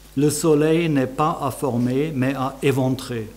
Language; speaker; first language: English; non-native, fluent; German